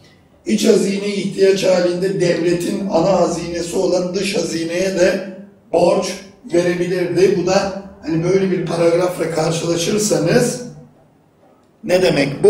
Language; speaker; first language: Turkish; native; Turkish